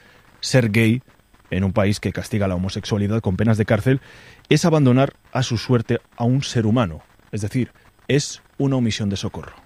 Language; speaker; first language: Spanish; native; Spanish